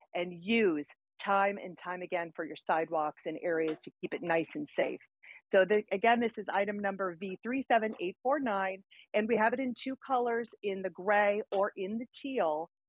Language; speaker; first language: English; native; English